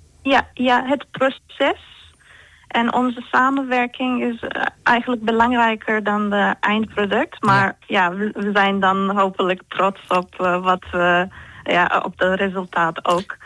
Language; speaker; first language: Dutch; non-native, fluent; Turkish